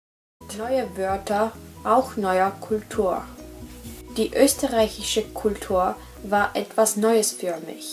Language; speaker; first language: German; non-native, learner; Polish